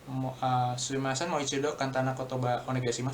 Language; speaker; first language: Japanese; non-native, learner; Indonesian